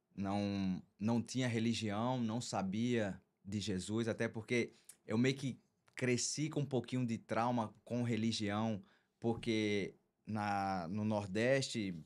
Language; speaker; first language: Portuguese; native; Portuguese